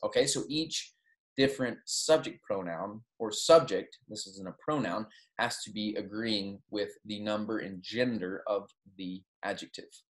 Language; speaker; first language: English; native; English